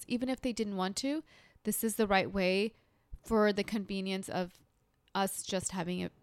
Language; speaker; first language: English; early bilingual, other home language; Hindi